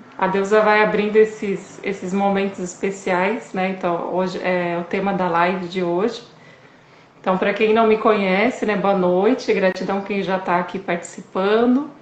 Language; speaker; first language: Portuguese; native; Portuguese